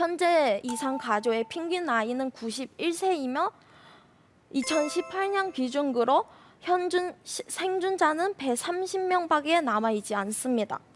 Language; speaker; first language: Korean; non-native, fluent; Chinese